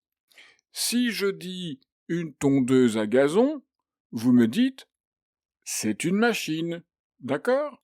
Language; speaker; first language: French; native; French